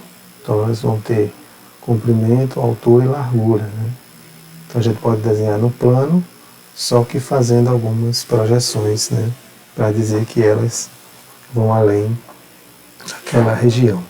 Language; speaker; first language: Portuguese; native; Portuguese